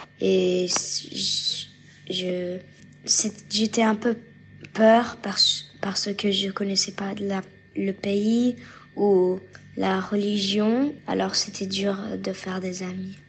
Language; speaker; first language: French; early bilingual, heritage; French